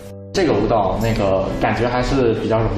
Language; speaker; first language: Chinese; native; Chinese